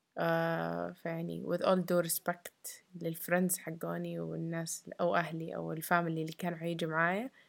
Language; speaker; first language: Arabic; early bilingual, heritage; Arabic